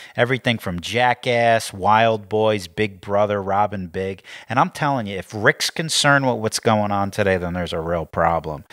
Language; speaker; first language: English; native; English